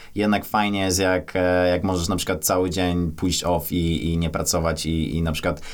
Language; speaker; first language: Polish; native; Polish